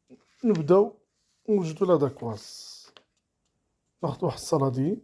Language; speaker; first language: Arabic; native; Arabic